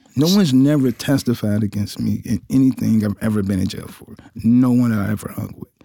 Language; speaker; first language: English; native; English